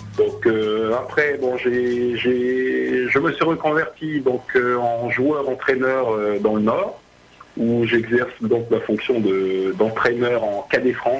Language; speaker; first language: French; early bilingual, other home language; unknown